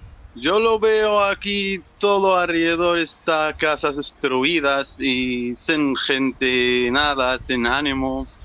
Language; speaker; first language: Spanish; non-native, learner; Arabic